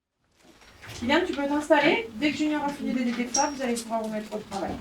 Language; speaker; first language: French; native; French